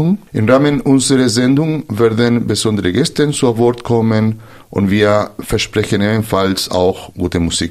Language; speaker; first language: German; non-native, fluent; Spanish